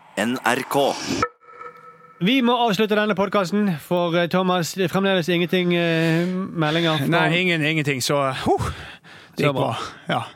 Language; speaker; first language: Norwegian; native; Norwegian